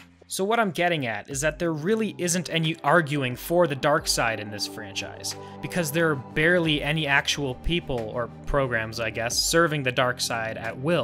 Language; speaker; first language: English; native; English